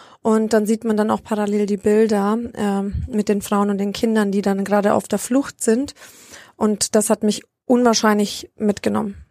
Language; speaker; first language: German; early bilingual, other home language; Romanian